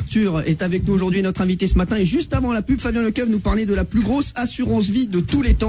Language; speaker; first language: French; native; French